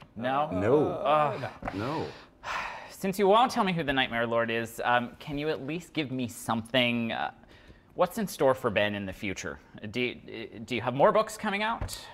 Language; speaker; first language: English; native; English